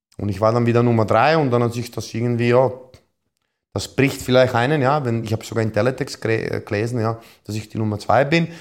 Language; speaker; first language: German; non-native, fluent; Croatian